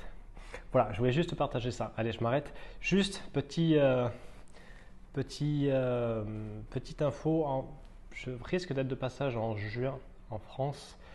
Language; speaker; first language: French; native; French